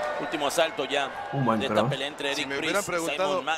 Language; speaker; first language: Spanish; native; Spanish